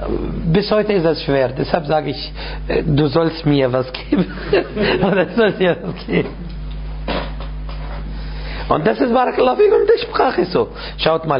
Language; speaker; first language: German; non-native, fluent; Arabic